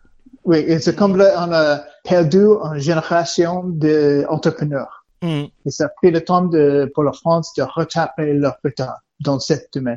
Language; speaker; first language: French; non-native, learner; English